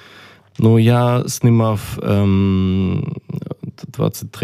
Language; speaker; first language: Ukrainian; non-native, learner; German